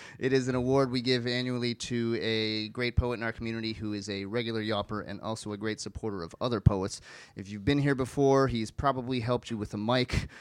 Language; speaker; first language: English; native; English